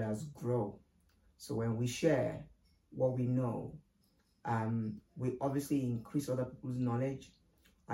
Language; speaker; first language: English; non-native, local second language; Yoruba